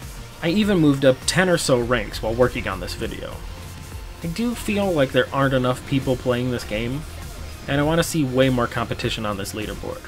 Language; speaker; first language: English; native; English